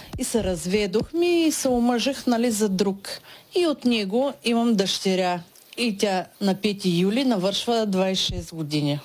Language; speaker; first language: Bulgarian; non-native, fluent; Russian